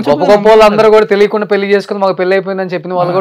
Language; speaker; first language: Telugu; native; Telugu